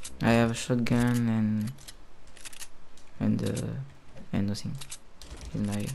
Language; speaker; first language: English; non-native, learner; French